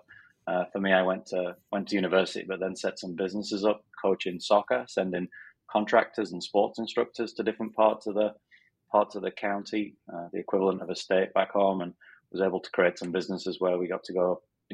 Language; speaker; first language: English; native; English